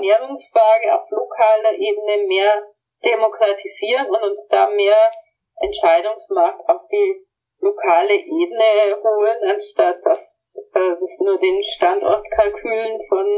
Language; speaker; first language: German; native; German